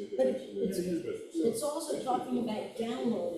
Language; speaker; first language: English; native; English